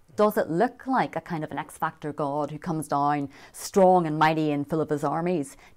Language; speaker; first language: English; native; English